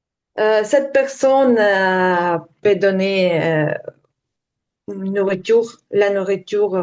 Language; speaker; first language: French; non-native, learner; Ukrainian